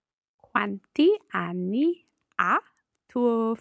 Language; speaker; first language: Italian; non-native, learner; English